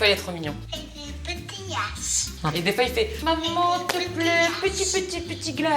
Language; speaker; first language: French; native; French